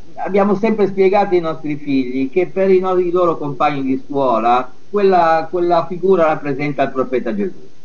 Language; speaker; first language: Italian; native; Italian